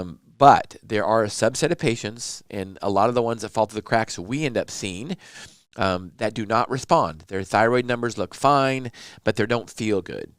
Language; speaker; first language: English; native; English